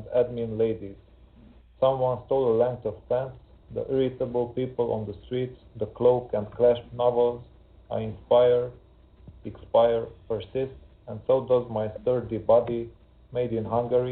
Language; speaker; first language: English; non-native, fluent; Hungarian